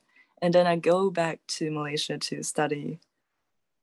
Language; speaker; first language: English; non-native, local second language; Chinese